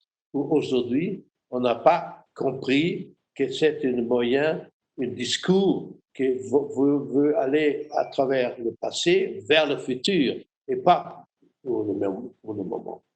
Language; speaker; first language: French; non-native, fluent; German